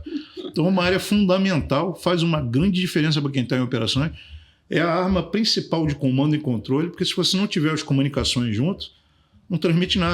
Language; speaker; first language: Portuguese; native; Portuguese